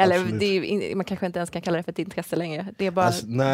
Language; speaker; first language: Swedish; native; Swedish